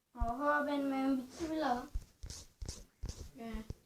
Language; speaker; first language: Turkish; native; Turkish